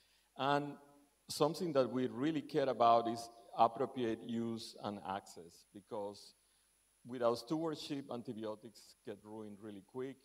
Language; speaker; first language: English; non-native, fluent; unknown